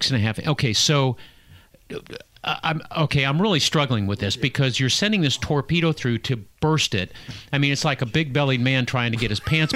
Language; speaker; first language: English; native; English